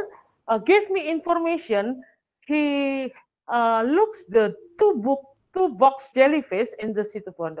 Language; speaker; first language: English; non-native, learner; Indonesian